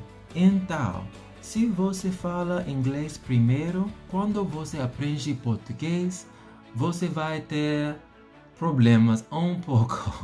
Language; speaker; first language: Portuguese; non-native, learner; English